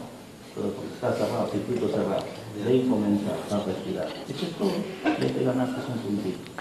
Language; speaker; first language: Spanish; native; Spanish